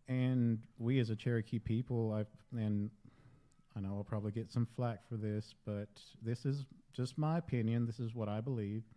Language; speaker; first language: English; native; English